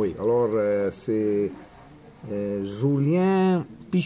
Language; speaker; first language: French; non-native, learner; Italian